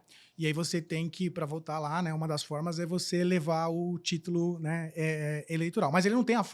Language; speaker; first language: Portuguese; native; Portuguese